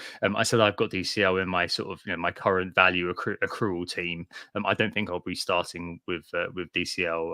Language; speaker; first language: English; native; English